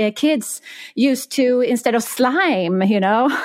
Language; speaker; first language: English; non-native, fluent; Swedish